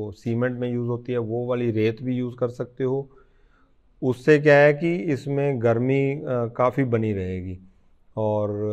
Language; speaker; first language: Hindi; non-native, local second language; Punjabi